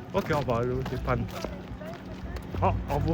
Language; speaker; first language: French; native; French